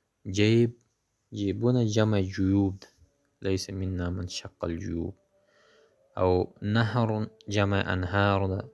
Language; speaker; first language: Arabic; non-native, fluent; Pashto